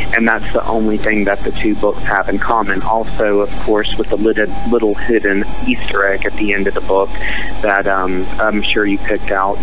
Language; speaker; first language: English; native; English